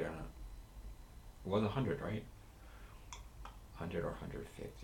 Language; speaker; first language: English; native; English